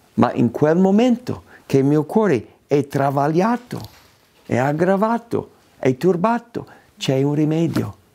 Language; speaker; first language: Italian; non-native, fluent; English